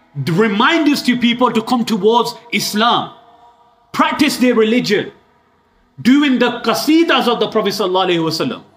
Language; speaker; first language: English; early bilingual, other home language; Urdu